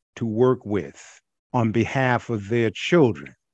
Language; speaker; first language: English; native; English